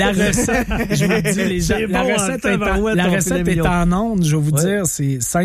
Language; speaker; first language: French; native; French